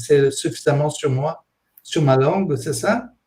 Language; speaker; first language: French; non-native, fluent; Portuguese